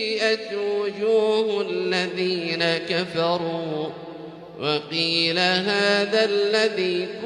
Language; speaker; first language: Arabic; native; Arabic